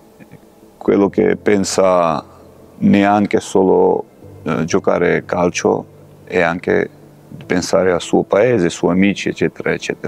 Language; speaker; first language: Italian; non-native, fluent; Georgian